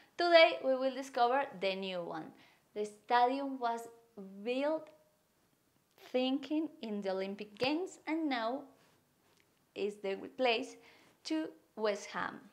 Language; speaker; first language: English; non-native, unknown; Spanish